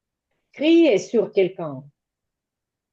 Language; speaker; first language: French; non-native, fluent; Ukrainian